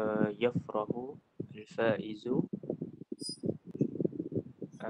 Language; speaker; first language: Arabic; non-native, learner; Malay